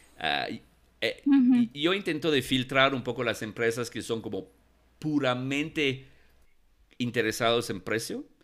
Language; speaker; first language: Spanish; non-native, fluent; English